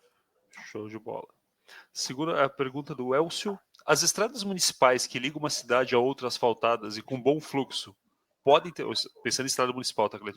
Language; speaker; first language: Portuguese; native; Portuguese